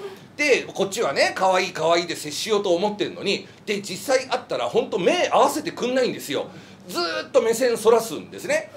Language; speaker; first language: Japanese; native; Japanese